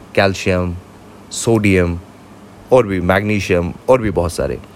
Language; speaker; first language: Hindi; native; Hindi